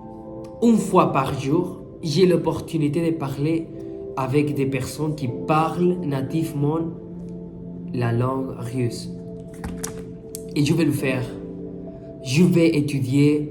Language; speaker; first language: French; non-native, fluent; Spanish